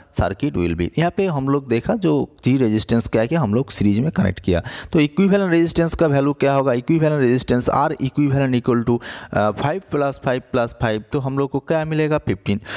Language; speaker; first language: Hindi; non-native, local second language; Bangla